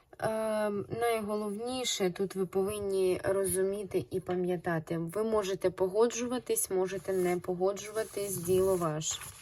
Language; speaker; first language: Ukrainian; non-native, local second language; Russian